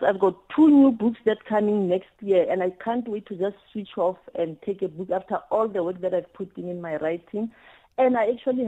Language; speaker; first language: English; non-native, local second language; Tswana